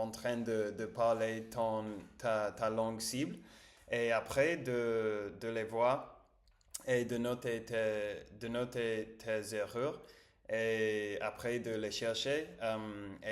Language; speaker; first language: French; non-native, learner; Spanish